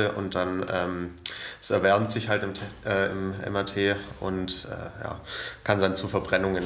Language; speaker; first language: German; native; German